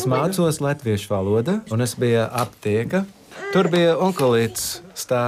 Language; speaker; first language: Latvian; non-native, learner; English